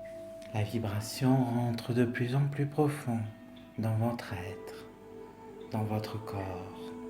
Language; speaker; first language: French; native; French